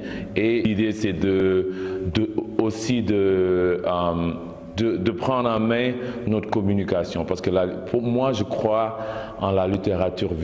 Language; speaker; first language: French; non-native, local second language; Wolof